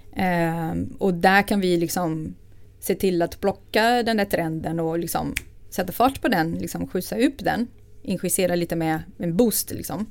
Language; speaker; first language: Swedish; non-native, fluent; Portuguese